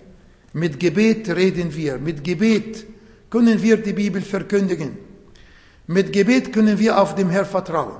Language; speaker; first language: German; non-native, fluent; Arabic